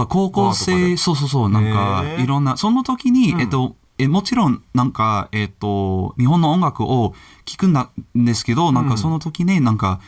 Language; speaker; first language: Japanese; non-native, learner; English